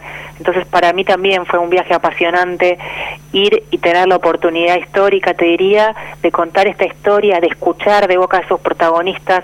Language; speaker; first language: Spanish; native; Spanish